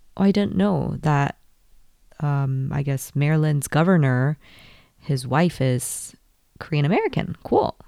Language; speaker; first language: English; early bilingual, other home language; Korean